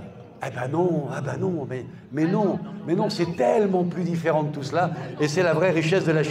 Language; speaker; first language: French; native; French